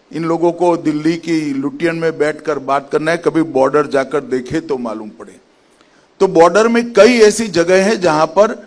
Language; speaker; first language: Hindi; non-native, local second language; Gujarati